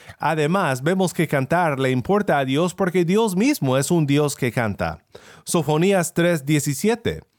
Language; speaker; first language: Spanish; non-native, fluent; English